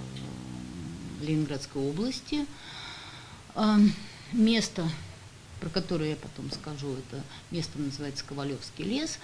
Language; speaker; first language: Russian; native; Russian